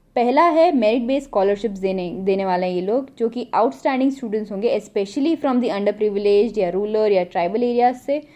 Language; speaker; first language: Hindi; non-native, local second language; Gujarati